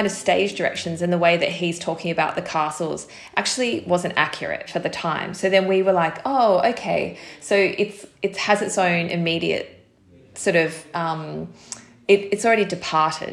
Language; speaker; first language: English; native; English